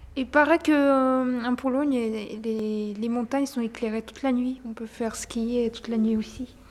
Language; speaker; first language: French; non-native, learner; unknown